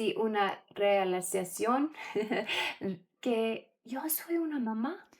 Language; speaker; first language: Spanish; non-native, learner; English